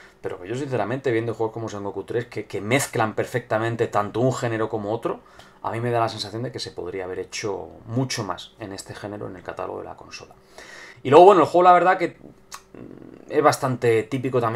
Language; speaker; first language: Spanish; native; Spanish